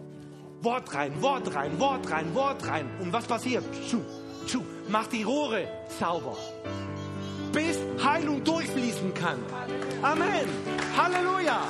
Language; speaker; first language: German; non-native, fluent; Spanish